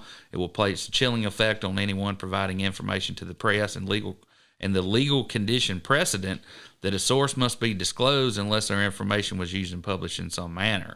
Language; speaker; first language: English; native; English